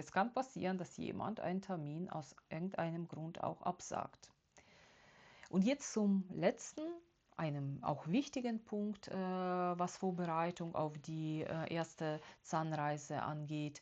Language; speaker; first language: German; non-native, fluent; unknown